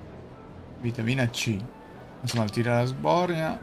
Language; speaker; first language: Italian; native; Italian